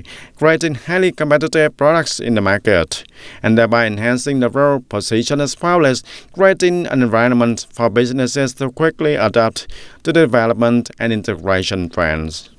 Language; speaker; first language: English; non-native, fluent; Vietnamese